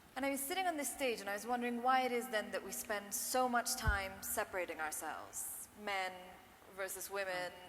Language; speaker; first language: English; non-native, local second language; Urdu